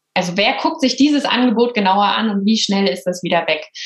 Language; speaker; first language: German; native; German